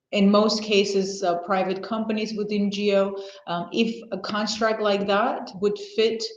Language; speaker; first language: English; non-native, fluent; Armenian